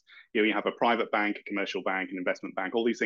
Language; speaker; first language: English; native; English